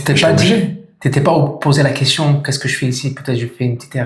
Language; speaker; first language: French; native; French